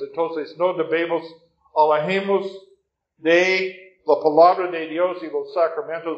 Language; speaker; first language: Spanish; non-native, fluent; English